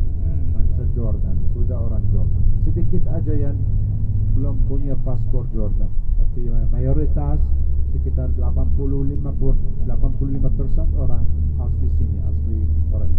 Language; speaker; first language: Indonesian; non-native, fluent; Arabic